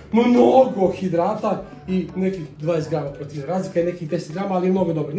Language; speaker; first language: Croatian; native; Croatian